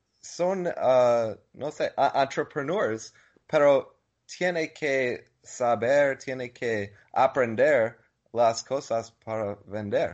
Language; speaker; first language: Spanish; non-native, learner; English